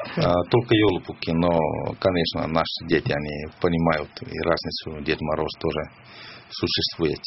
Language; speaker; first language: Russian; non-native, fluent; Finnish